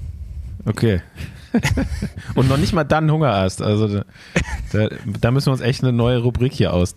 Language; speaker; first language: German; native; German